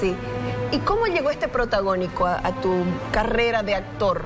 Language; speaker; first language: Spanish; native; Spanish